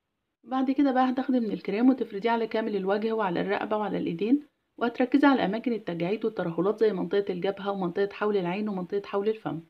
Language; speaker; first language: Arabic; native; Arabic